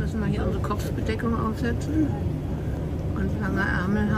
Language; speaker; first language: German; native; German